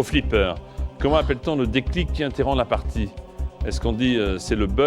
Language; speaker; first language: French; native; French